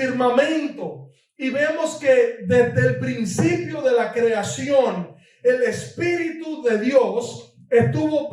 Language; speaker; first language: Spanish; native; Spanish